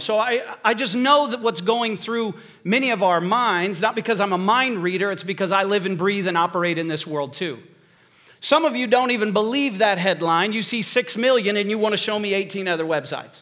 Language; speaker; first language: English; native; English